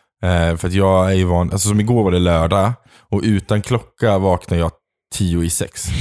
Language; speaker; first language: Swedish; native; Swedish